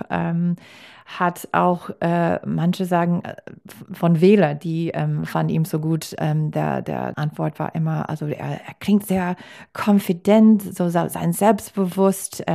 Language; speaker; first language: German; non-native, fluent; English